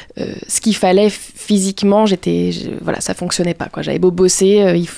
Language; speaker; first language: French; native; French